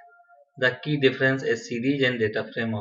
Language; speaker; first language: English; non-native, local second language; Hindi